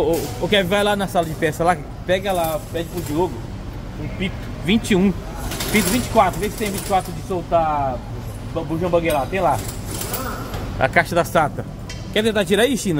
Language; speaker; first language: Portuguese; native; Portuguese